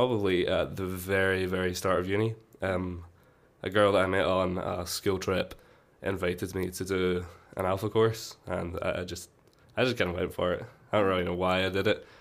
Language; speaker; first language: English; native; English